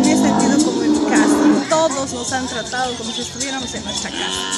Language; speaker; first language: Spanish; native; Spanish